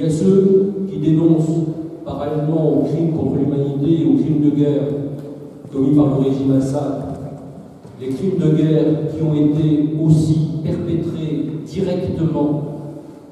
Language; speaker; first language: French; native; French